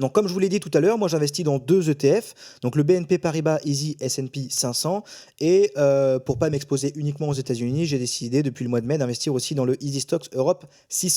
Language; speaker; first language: French; native; French